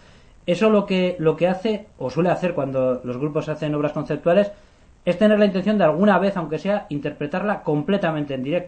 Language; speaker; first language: Spanish; native; Spanish